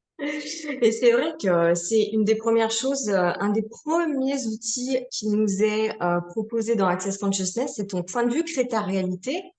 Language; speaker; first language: French; native; French